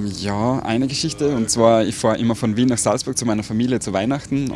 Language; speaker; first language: German; native; German